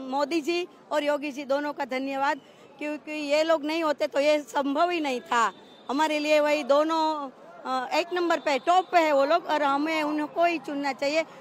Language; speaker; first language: Hindi; non-native, local second language; Gujarati